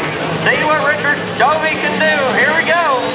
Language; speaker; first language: English; native; English